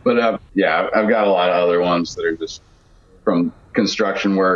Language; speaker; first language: English; native; English